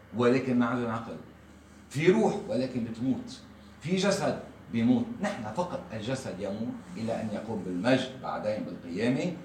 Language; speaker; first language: Arabic; native; Arabic